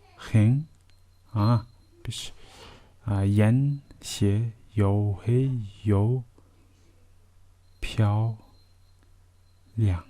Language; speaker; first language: Chinese; non-native, fluent; Mongolian